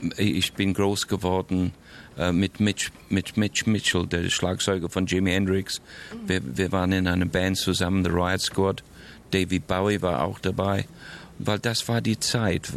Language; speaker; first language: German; non-native, fluent; English